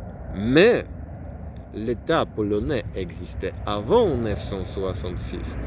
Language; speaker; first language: French; non-native, learner; Polish